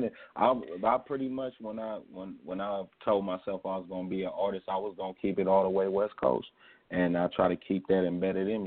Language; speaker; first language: English; native; English